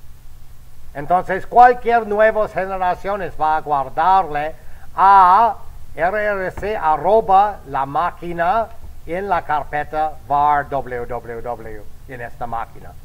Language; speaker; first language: Spanish; non-native, fluent; English